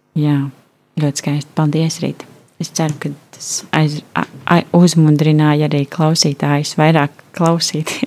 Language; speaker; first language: Latvian; native; Latvian